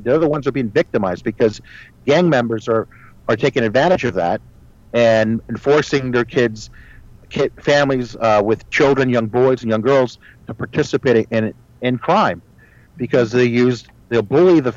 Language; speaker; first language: English; early bilingual, other home language; Spanish